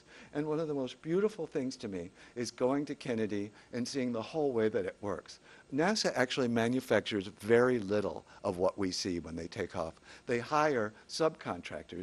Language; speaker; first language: English; native; English